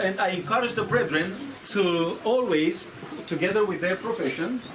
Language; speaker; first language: English; non-native, fluent; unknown